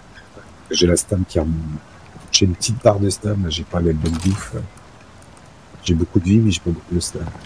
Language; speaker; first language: French; native; French